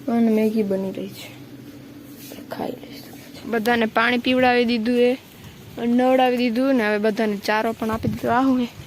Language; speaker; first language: Gujarati; native; Gujarati